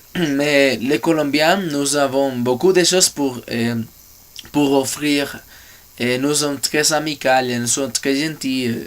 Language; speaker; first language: French; non-native, learner; Spanish